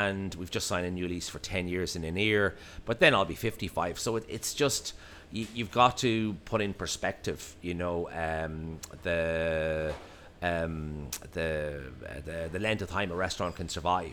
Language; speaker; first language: English; native; English